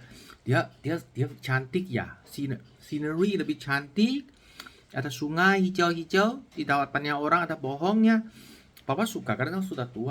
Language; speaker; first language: Indonesian; non-native, learner; Chinese